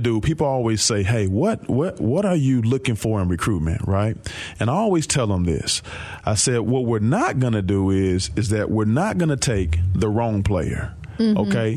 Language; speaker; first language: English; native; English